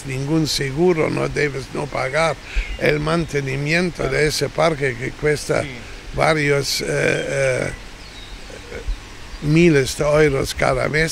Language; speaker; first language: Spanish; non-native, fluent; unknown